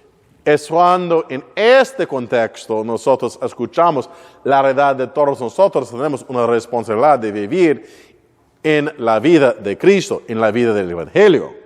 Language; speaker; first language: Spanish; non-native, learner; English